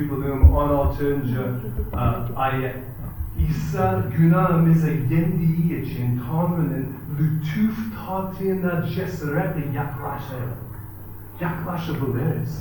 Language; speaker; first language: Turkish; non-native, fluent; English